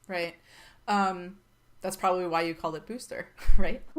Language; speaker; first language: English; native; English